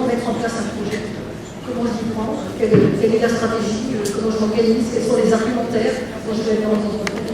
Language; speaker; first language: French; native; French